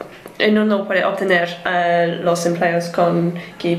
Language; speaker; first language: Spanish; non-native, learner; English